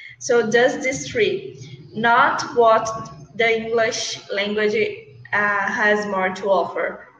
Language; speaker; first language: English; non-native, learner; Portuguese